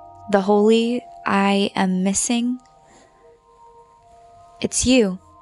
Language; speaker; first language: English; early bilingual, other home language; Spanish